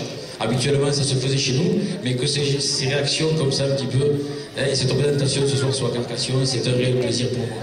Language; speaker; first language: French; native; French